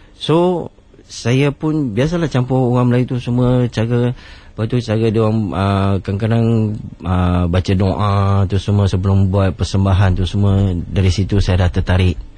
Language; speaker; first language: Malay; non-native, local second language; Chinese